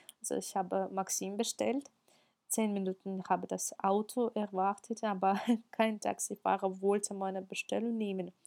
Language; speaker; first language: German; non-native, fluent; Russian